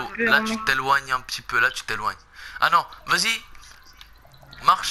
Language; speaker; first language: French; native; French